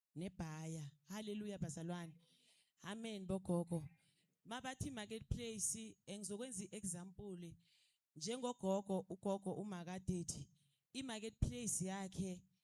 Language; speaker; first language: Zulu; non-native, local second language; South Ndebele